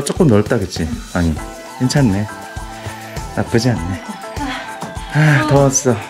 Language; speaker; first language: Korean; native; Korean